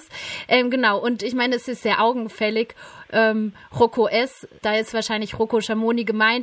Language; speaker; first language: German; native; German